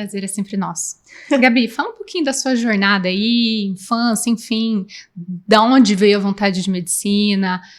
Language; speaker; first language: Portuguese; native; Portuguese